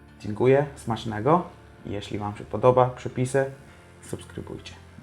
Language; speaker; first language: Polish; non-native, fluent; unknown